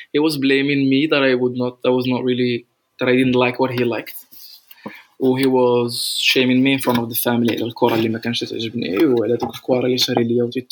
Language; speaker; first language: English; non-native, fluent; Arabic